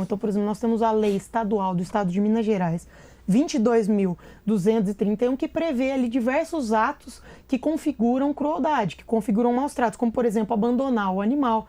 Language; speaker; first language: Portuguese; native; Portuguese